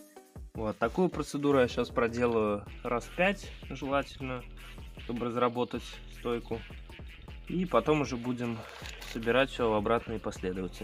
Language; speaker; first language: Russian; native; Russian